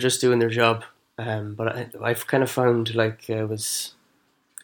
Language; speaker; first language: English; native; English